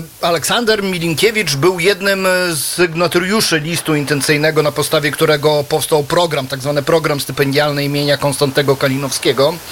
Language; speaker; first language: Polish; native; Polish